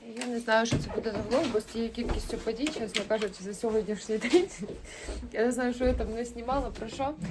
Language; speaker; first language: Ukrainian; native; Ukrainian